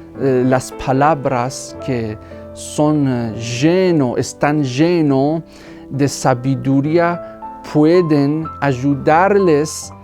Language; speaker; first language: Spanish; non-native, fluent; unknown